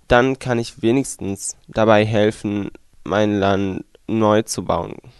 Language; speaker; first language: German; non-native, fluent; Arabic